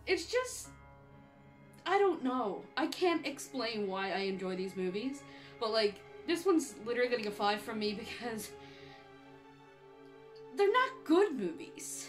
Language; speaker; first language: English; native; English